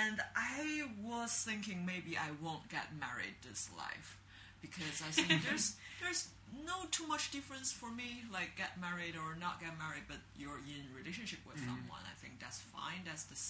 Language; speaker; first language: English; non-native, learner; Chinese